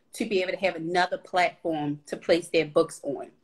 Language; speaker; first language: English; native; English